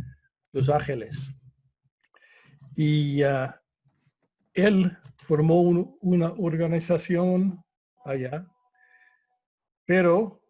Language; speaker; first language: Spanish; non-native, fluent; English